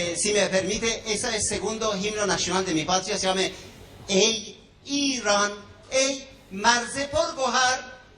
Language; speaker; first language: Spanish; non-native, fluent; Persian